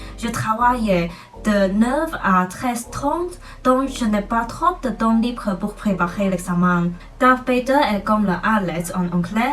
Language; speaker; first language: French; non-native, fluent; Chinese